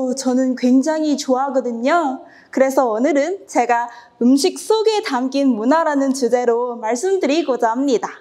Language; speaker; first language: Korean; non-native, fluent; Cantonese